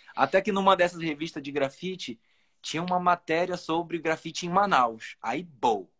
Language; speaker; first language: Portuguese; native; Portuguese